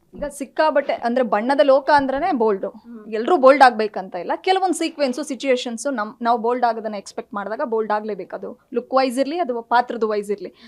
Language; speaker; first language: Kannada; native; Kannada